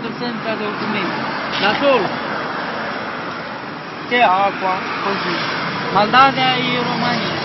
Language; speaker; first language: Italian; non-native, learner; Romanian